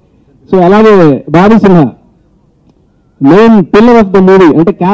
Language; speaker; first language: Telugu; native; Telugu